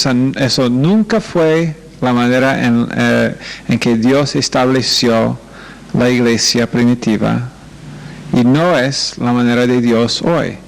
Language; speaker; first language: Spanish; non-native, fluent; English